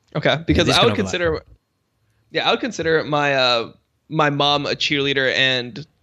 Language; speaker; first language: English; native; English